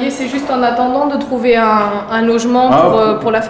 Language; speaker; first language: French; native; French